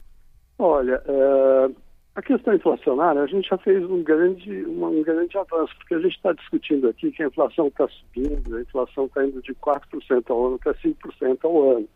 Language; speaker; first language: Portuguese; native; Portuguese